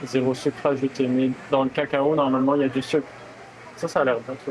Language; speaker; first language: French; native; French